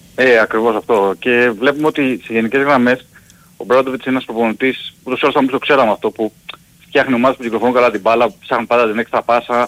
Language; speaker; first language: Greek; native; Greek